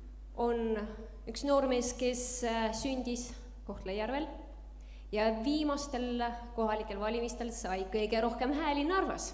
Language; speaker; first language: Estonian; early bilingual, heritage; Estonian